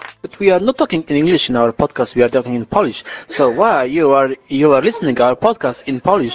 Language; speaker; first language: English; non-native, learner; Polish